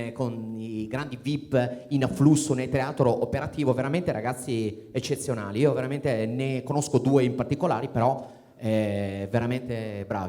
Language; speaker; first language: Italian; native; Italian